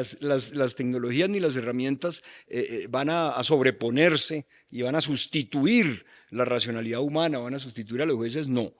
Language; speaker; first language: Spanish; native; Spanish